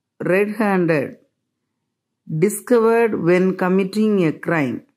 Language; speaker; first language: English; non-native, local second language; Tamil